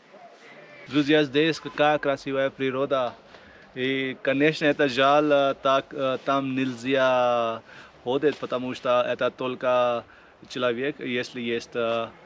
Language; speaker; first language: Russian; non-native, learner; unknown